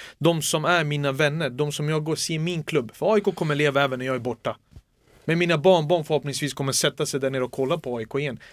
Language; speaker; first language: Swedish; early bilingual, other home language; Serbian